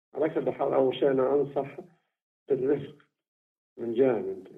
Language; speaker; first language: Arabic; native; Arabic